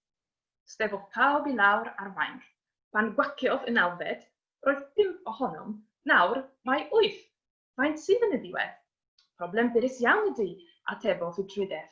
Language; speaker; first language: Welsh; non-native, fluent; Polish